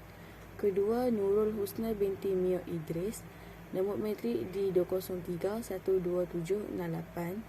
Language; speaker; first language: Malay; native; Malay